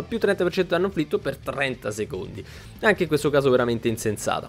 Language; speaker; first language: Italian; native; Italian